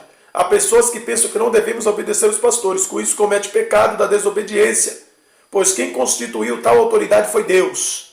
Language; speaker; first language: Portuguese; native; Portuguese